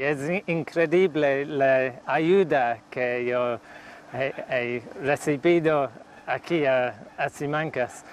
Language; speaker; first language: Spanish; non-native, learner; English